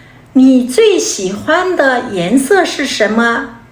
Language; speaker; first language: Chinese; non-native, fluent; Kazakh